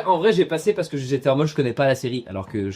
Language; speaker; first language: French; native; French